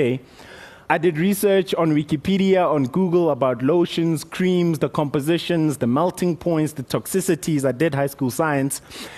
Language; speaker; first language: English; non-native, local second language; Northern Sotho